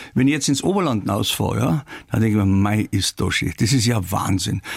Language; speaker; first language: German; native; German